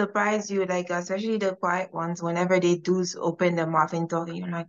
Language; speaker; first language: English; non-native, fluent; French